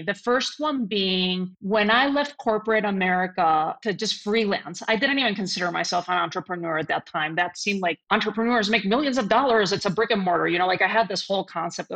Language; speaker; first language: English; non-native, fluent; Spanish